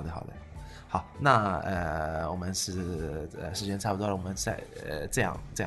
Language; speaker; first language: Chinese; non-native, fluent; Japanese